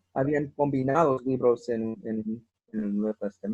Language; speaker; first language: Spanish; non-native, fluent; English